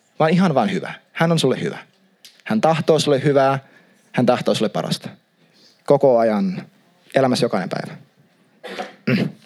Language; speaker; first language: Finnish; native; Finnish